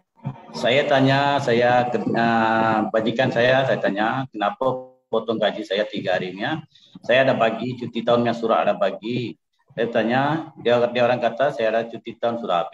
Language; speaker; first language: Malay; non-native, local second language; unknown